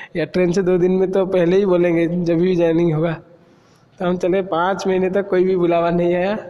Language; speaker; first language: Hindi; non-native, local second language; Odia